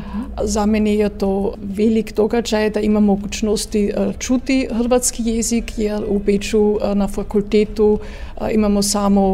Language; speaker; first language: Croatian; early bilingual, heritage; Croatian